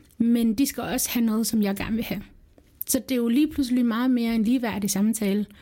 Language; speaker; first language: Danish; early bilingual, other home language; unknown